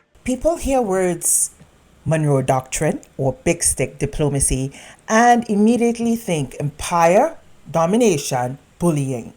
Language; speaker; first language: English; native; English